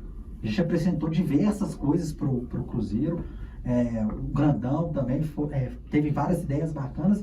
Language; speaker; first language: Portuguese; native; Portuguese